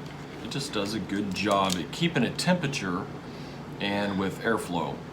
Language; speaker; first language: English; native; English